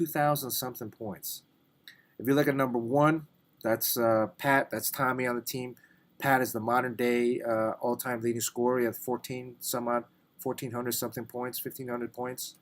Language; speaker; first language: English; native; English